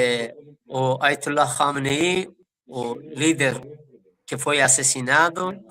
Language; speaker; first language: Portuguese; non-native, fluent; Persian